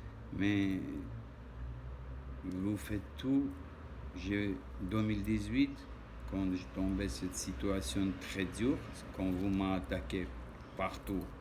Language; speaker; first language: French; non-native, learner; Armenian